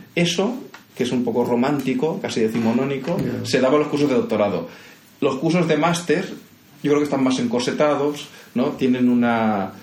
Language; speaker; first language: Spanish; native; Spanish